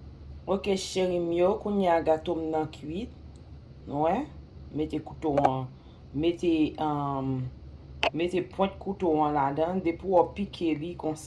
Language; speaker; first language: French; non-native, local second language; Haitian Creole